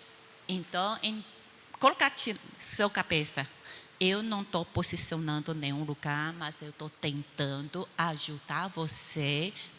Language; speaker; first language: Portuguese; non-native, fluent; Chinese